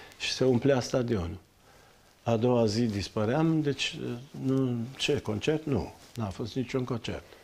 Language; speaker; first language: Romanian; non-native, local second language; German